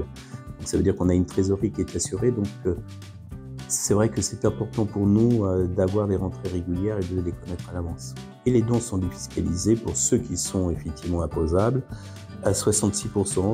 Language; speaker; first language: French; native; French